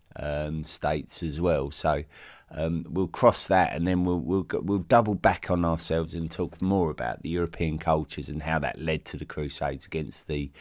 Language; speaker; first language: English; native; English